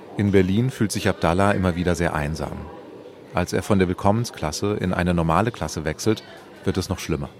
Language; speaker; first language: German; native; German